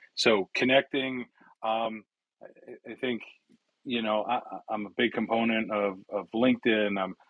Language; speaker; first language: English; early bilingual, other home language; Italian